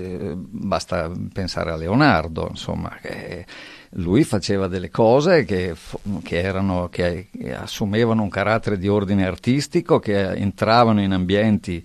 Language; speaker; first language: Italian; native; Italian